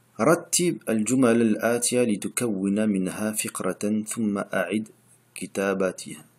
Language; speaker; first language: Arabic; non-native, fluent; French